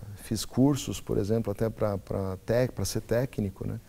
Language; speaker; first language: Portuguese; native; Portuguese